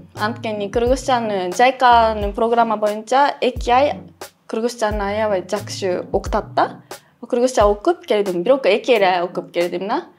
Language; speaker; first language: Kyrgyz; non-native, fluent; Japanese